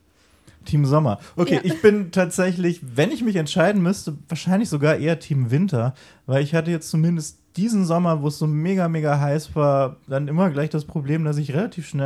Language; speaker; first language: German; native; German